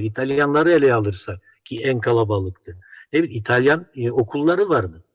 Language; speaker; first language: Turkish; non-native, local second language; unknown